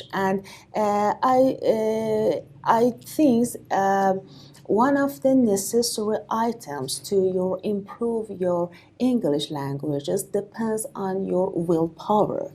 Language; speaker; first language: English; non-native, learner; Persian